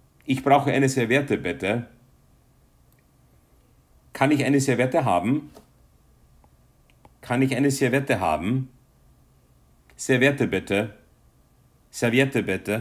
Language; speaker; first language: German; non-native, fluent; English